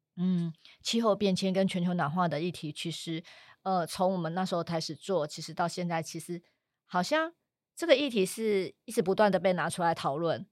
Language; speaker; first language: Chinese; native; Chinese